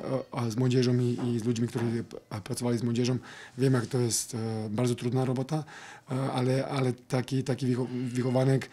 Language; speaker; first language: Polish; non-native, fluent; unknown